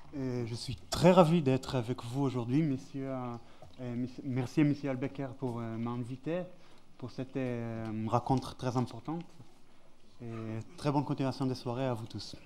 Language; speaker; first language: French; non-native, fluent; Hebrew